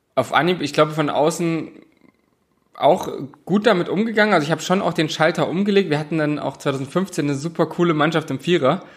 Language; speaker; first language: German; native; German